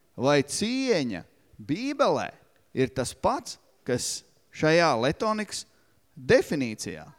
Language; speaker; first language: Latvian; native; Latvian